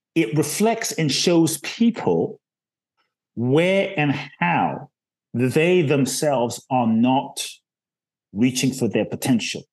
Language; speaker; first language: English; native; English